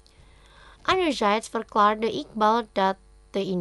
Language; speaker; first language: Dutch; non-native, fluent; Indonesian